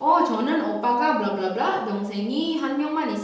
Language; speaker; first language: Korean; non-native, fluent; Indonesian